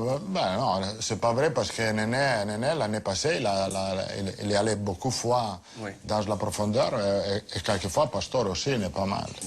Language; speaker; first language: French; non-native, fluent; Italian